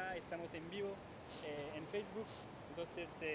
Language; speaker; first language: Spanish; non-native, fluent; French